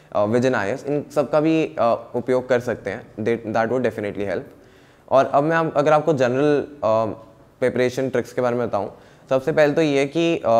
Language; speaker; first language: Hindi; native; Hindi